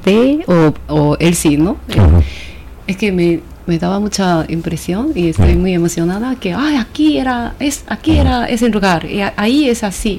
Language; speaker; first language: Spanish; non-native, fluent; Korean